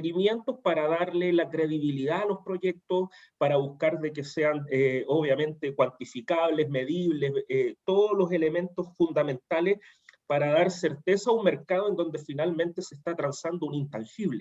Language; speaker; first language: Spanish; native; Spanish